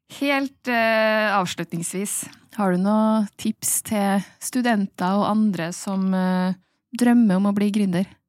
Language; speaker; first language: Norwegian; native; Norwegian